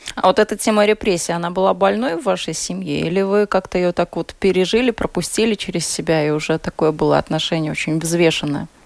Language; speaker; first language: Russian; native; Russian